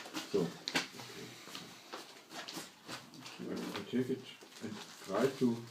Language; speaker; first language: English; non-native, learner; German